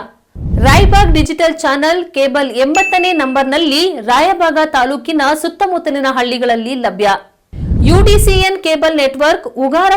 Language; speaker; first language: Kannada; native; Kannada